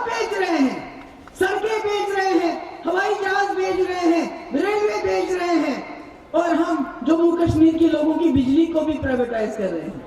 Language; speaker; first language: Urdu; non-native, local second language; Kashmiri